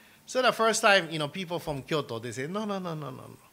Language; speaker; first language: English; non-native, fluent; Japanese